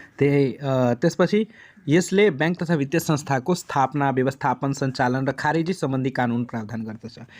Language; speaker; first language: Nepali; native; Nepali